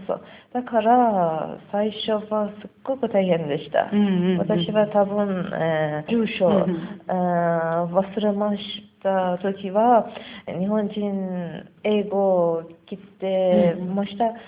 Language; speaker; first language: Japanese; non-native, learner; Persian